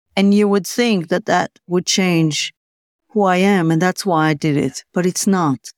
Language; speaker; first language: English; non-native, fluent; Hebrew